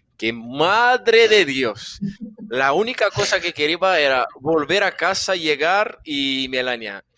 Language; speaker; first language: Spanish; non-native, fluent; Portuguese